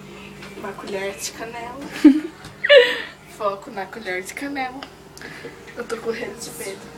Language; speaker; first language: Portuguese; native; Portuguese